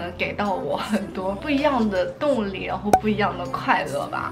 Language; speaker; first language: Chinese; native; Chinese